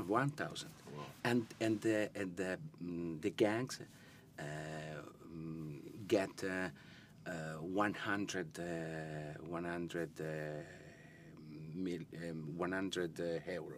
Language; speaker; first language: English; non-native, learner; Italian